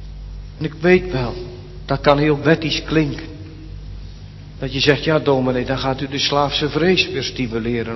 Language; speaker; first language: Dutch; native; Dutch